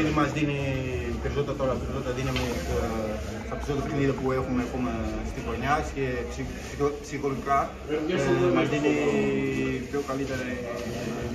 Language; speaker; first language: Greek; non-native, learner; Portuguese